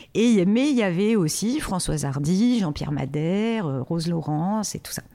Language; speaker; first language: French; native; French